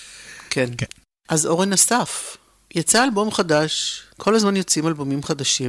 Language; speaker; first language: Hebrew; native; Hebrew